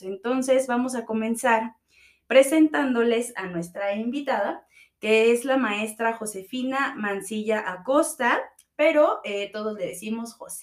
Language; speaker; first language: Spanish; native; Spanish